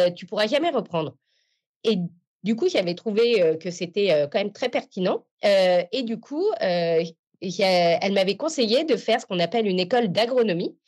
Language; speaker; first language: French; native; French